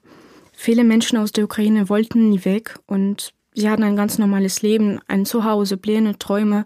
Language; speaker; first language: German; non-native, fluent; Ukrainian